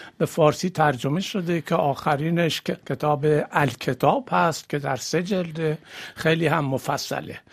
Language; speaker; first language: Persian; native; Persian